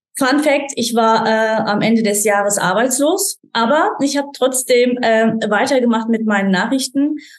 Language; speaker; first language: German; non-native, fluent; Turkish